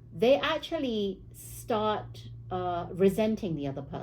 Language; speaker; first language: English; native; English